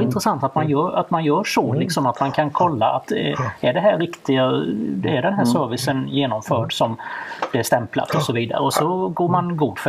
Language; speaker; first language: Swedish; native; Swedish